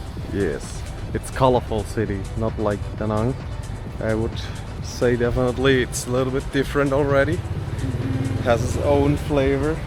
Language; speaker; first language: English; non-native, fluent; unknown